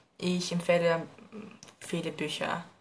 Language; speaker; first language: German; non-native, learner; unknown